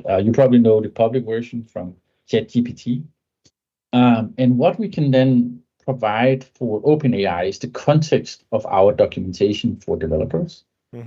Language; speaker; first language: English; non-native, fluent; Danish